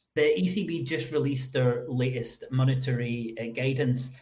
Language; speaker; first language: English; native; English